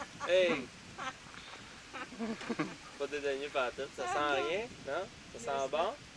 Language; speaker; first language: French; native; French